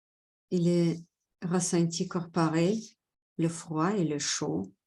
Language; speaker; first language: French; non-native, fluent; Russian